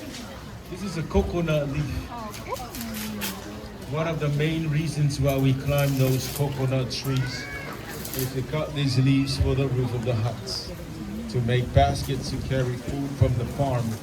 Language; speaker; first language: English; non-native, local second language; Samoan